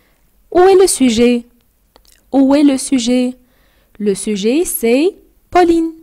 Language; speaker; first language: French; non-native, fluent; Arabic